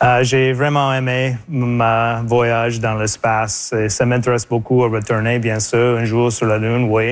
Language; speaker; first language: French; non-native, local second language; English